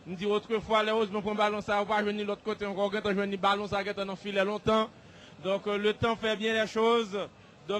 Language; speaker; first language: French; non-native, local second language; Haitian Creole